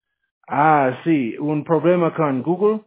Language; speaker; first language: Spanish; non-native, fluent; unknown